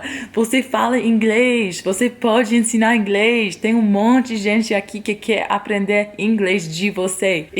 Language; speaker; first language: Portuguese; non-native, fluent; English